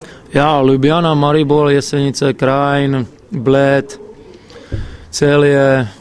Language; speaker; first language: Slovenian; non-native, learner; Czech